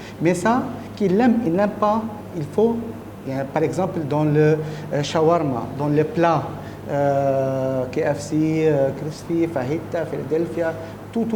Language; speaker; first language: French; non-native, learner; Arabic